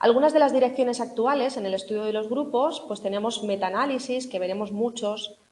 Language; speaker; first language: Spanish; native; Spanish